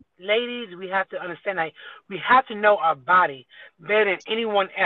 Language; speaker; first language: English; native; English